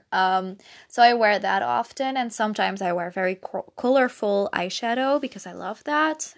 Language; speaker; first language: English; non-native, fluent; Dutch